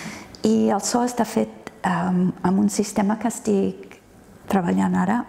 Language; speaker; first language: Catalan; non-native, fluent; English